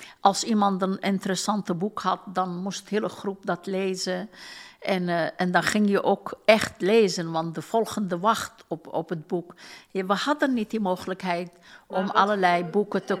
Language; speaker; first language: Dutch; non-native, fluent; Turkish